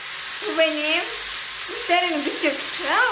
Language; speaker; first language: Turkish; non-native, learner; Indonesian